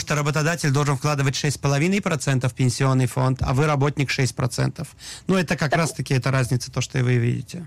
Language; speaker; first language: Russian; native; Russian